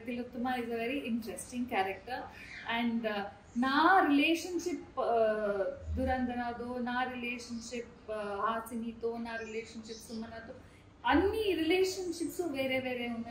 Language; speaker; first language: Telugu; non-native, learner; Kannada